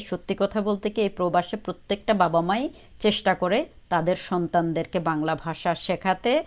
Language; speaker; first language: Bangla; native; Bangla